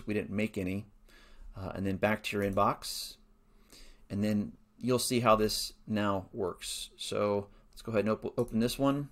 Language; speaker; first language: English; native; English